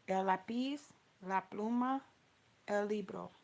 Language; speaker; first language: Spanish; non-native, learner; English